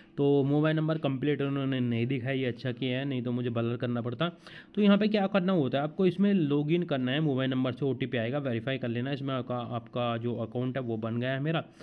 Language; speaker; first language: Hindi; native; Hindi